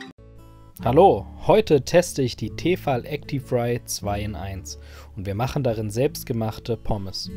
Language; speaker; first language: German; native; German